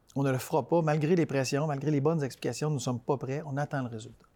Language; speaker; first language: French; native; French